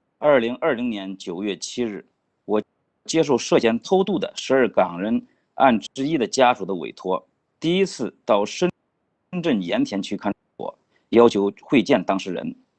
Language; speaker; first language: Chinese; native; Chinese